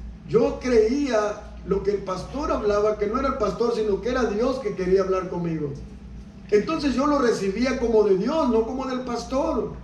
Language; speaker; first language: Spanish; native; Spanish